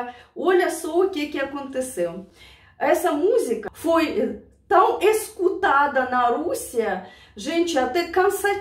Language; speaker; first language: Portuguese; non-native, learner; Russian